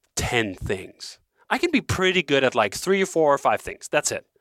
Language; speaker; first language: English; non-native, fluent; Danish